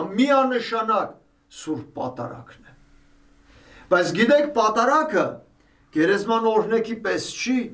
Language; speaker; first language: Armenian; native; Armenian